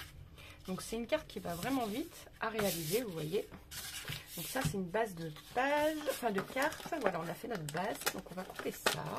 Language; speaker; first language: French; native; French